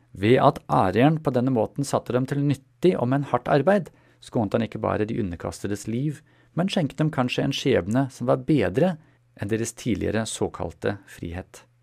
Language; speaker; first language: Norwegian; non-native, fluent; German